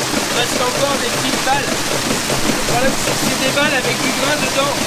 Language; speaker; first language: French; native; French